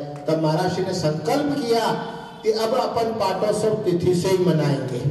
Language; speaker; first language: Hindi; native; Hindi